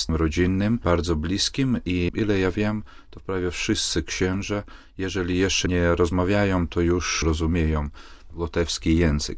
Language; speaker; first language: Polish; non-native, fluent; Latvian